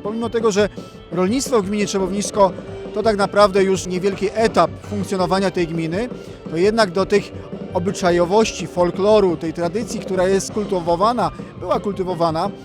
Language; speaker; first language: Polish; native; Polish